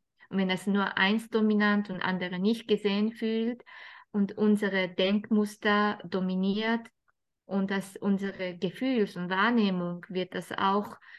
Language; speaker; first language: German; non-native, fluent; Japanese